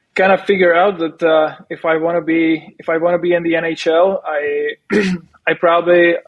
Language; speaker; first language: English; non-native, fluent; Czech